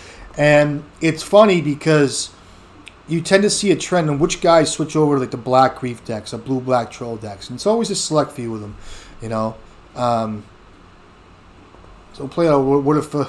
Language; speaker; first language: English; native; English